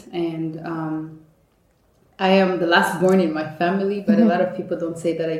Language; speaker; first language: English; non-native, local second language; Kinyarwanda